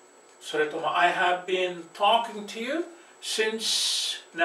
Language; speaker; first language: Japanese; non-native, fluent; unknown